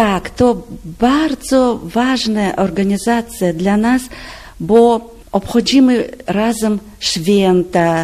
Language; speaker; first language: Polish; non-native, learner; Russian